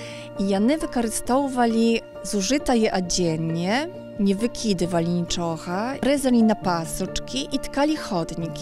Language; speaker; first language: Polish; non-native, local second language; Belarusian